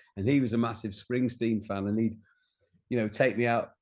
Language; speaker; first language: English; native; English